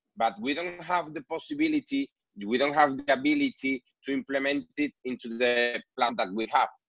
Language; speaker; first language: English; non-native, learner; Spanish